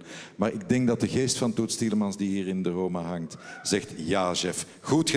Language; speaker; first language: Dutch; native; Dutch